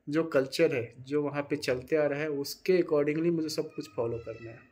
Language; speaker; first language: Hindi; native; Hindi